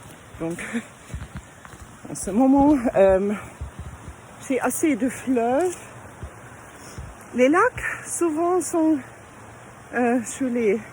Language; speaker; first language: French; non-native, fluent; German